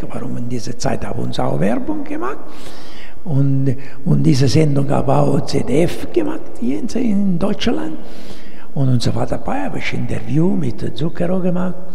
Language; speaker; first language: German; non-native, learner; Italian